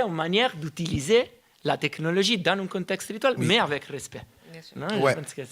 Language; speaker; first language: French; non-native, fluent; Italian